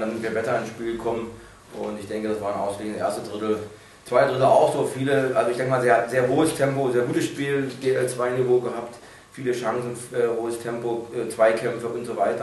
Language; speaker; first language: German; native; German